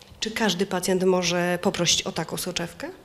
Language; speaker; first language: Polish; native; Polish